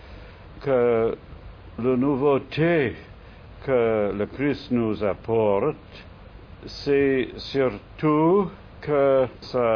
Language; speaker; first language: French; non-native, fluent; English